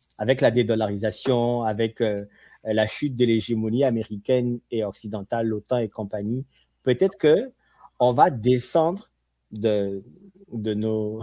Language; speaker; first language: French; non-native, local second language; Ewe